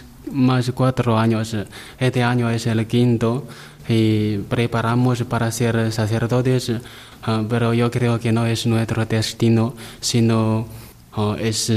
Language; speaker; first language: Spanish; non-native, learner; Chinese